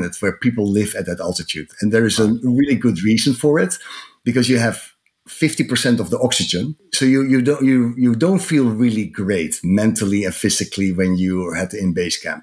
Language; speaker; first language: English; non-native, fluent; Dutch